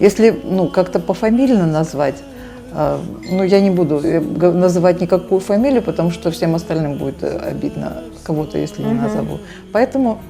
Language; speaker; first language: Russian; native; Russian